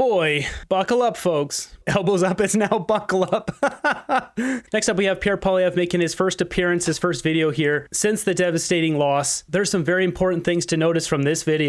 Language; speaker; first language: English; native; English